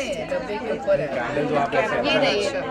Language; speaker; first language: Hindi; native; Hindi